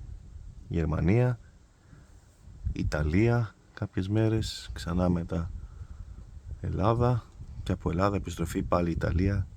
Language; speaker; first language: Greek; early bilingual, heritage; Greek